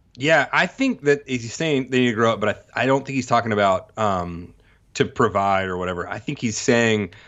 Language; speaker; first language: English; native; English